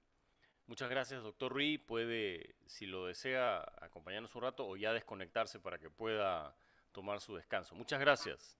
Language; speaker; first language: Spanish; native; Spanish